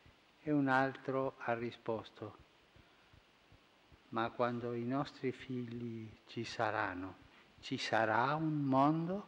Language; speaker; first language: Italian; non-native, fluent; Spanish